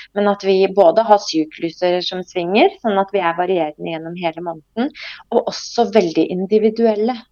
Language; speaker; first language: Norwegian; early bilingual, other home language; Polish